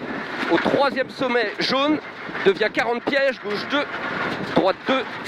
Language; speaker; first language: French; native; French